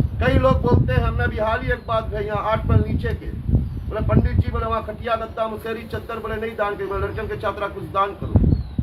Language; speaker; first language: Hindi; native; Hindi